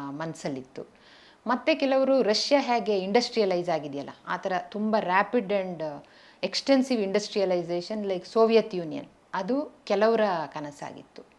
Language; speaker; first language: Kannada; native; Kannada